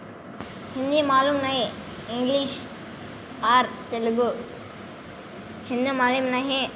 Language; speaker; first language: Hindi; non-native, learner; Telugu